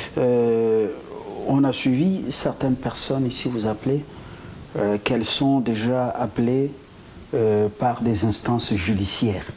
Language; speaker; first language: French; non-native, local second language; Lingala